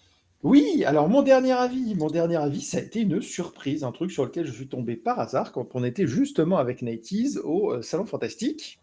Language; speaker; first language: French; native; French